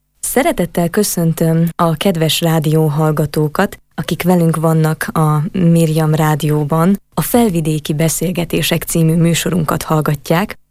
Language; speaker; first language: Hungarian; native; Hungarian